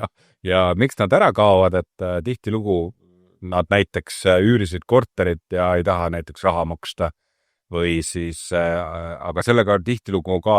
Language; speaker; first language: Estonian; native; Estonian